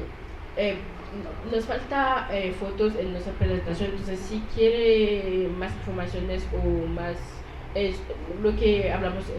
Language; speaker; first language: Spanish; non-native, learner; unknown